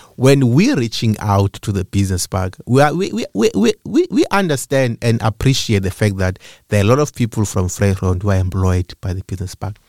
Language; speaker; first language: English; non-native, local second language; Xhosa